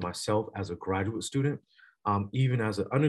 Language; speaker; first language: English; native; English